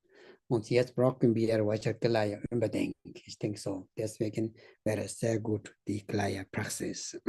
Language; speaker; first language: German; non-native, learner; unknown